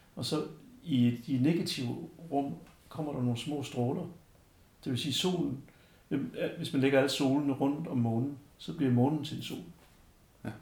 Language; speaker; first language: Danish; early bilingual, other home language; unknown